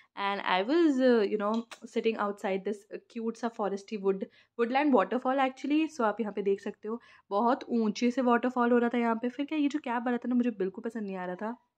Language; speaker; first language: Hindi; native; Hindi